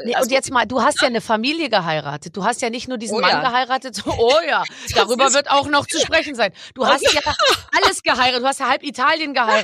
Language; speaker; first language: German; native; German